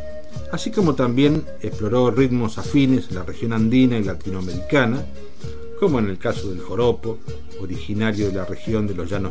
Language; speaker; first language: Spanish; native; Spanish